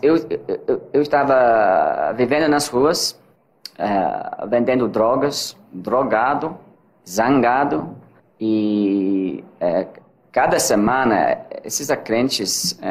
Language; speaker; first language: Portuguese; non-native, learner; English